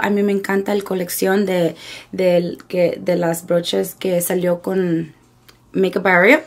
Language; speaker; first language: Spanish; early bilingual, heritage; Spanish